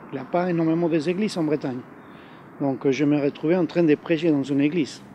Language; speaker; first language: French; non-native, fluent; Spanish